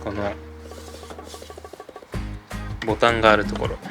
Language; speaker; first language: Japanese; native; Japanese